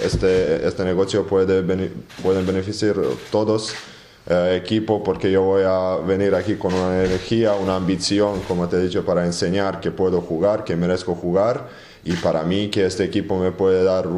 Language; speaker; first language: Spanish; non-native, fluent; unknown